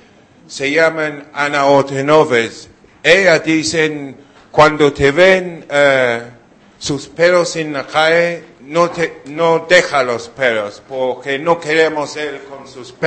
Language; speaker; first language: Spanish; non-native, learner; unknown